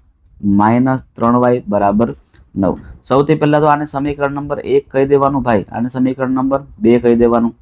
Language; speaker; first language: Gujarati; non-native, local second language; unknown